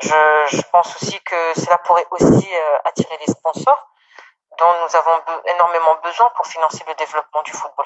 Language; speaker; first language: French; non-native, local second language; Comorian